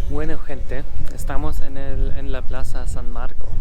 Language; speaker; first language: Spanish; non-native, fluent; German